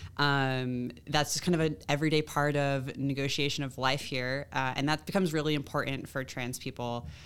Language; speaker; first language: English; native; English